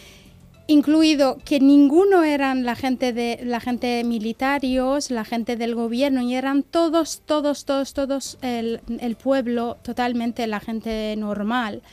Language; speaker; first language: Spanish; non-native, fluent; Persian